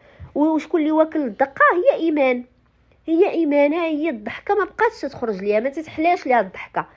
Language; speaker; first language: Arabic; native; Arabic